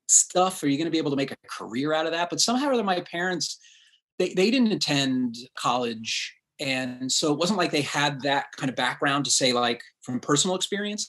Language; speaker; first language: English; native; English